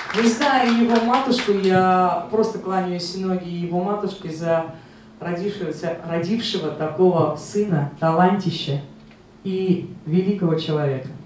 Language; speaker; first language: Russian; non-native, local second language; Armenian